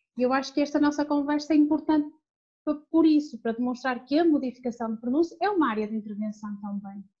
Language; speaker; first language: Portuguese; native; Portuguese